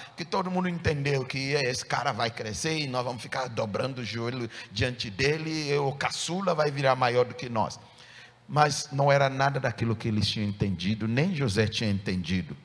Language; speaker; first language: Portuguese; non-native, fluent; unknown